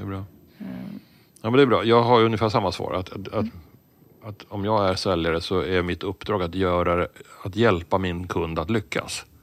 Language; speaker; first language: Swedish; native; Swedish